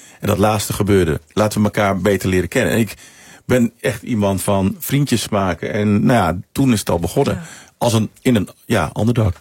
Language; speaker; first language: Dutch; early bilingual, other home language; Sranan Tongo